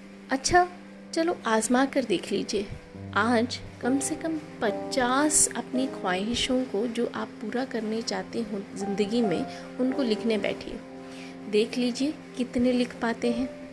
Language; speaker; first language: Hindi; native; Hindi